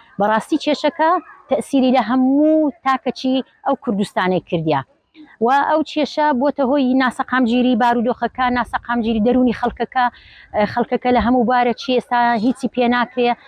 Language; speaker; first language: Central Kurdish; native; Central Kurdish